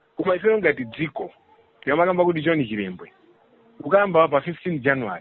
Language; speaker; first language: Nyanja; native; Nyanja